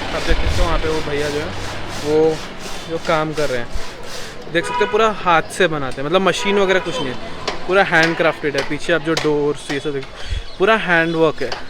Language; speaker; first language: Hindi; non-native, local second language; Bangla